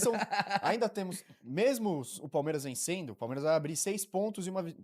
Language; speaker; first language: Portuguese; native; Portuguese